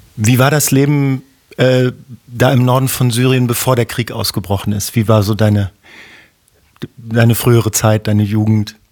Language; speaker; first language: German; native; German